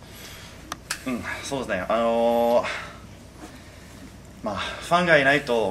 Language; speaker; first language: Japanese; non-native, fluent; English